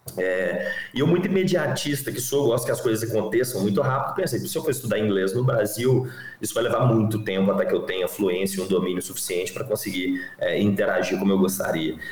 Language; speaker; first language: Portuguese; native; Portuguese